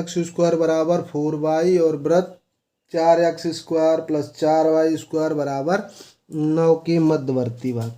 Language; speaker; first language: Hindi; native; Hindi